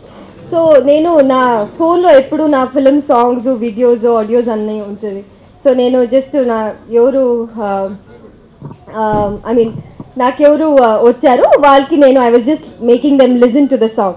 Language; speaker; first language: Telugu; non-native, learner; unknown